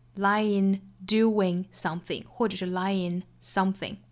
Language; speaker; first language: English; non-native, fluent; Chinese